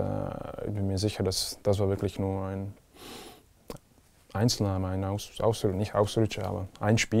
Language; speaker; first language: German; non-native, fluent; Czech